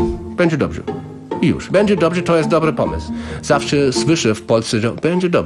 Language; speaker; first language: Polish; non-native, learner; German